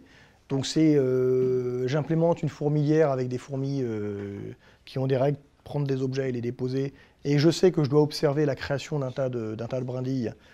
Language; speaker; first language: French; native; French